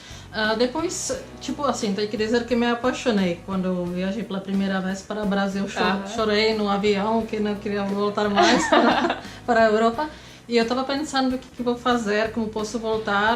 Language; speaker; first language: Portuguese; non-native, fluent; Czech